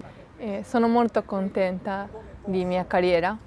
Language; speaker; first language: Italian; non-native, learner; Japanese